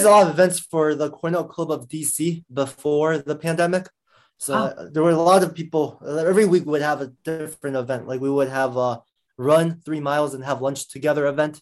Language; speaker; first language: English; native; English